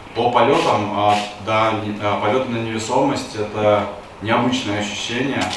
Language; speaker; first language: Russian; native; Russian